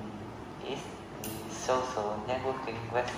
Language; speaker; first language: English; non-native, learner; Vietnamese